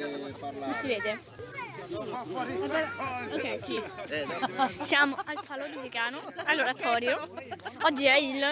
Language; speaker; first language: Italian; native; Italian